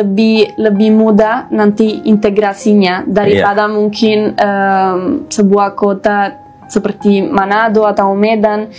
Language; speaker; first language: Indonesian; non-native, fluent; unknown